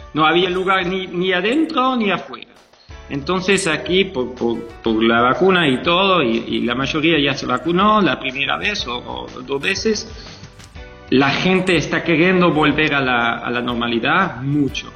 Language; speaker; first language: Spanish; non-native, fluent; Dutch